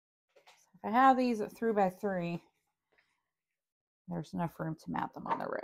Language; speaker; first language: English; native; English